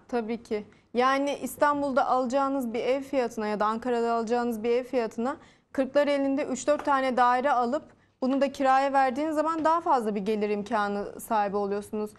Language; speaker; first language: Turkish; native; Turkish